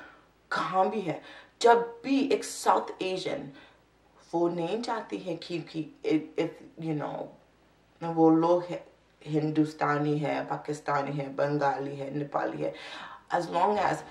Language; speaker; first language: Hindi; non-native, learner; English